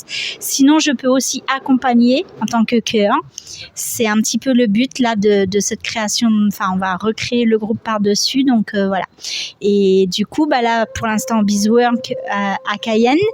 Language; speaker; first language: French; native; French